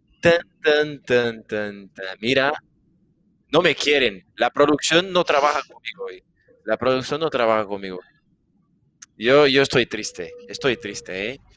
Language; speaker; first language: Spanish; non-native, fluent; Portuguese